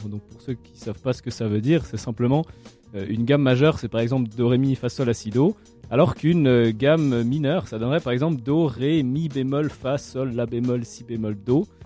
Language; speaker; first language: French; native; French